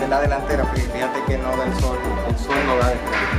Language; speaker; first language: Spanish; native; Spanish